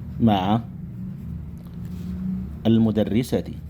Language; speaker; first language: Arabic; non-native, fluent; Indonesian